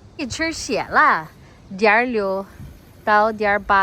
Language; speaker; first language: Chinese; non-native, learner; Filipino